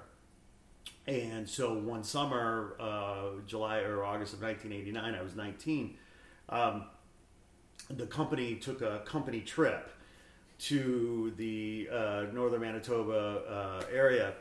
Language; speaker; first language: English; native; English